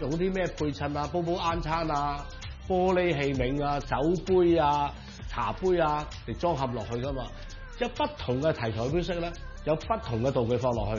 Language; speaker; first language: Cantonese; native; Cantonese